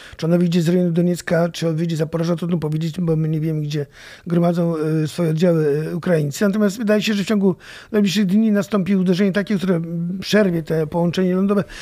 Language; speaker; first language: Polish; native; Polish